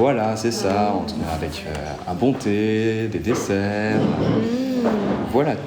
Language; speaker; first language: French; native; French